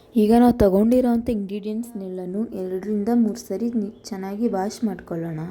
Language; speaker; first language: Kannada; native; Kannada